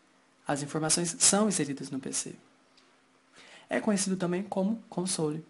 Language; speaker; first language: Portuguese; native; Portuguese